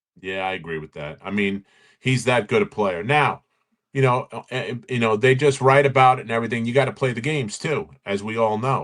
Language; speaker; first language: English; native; English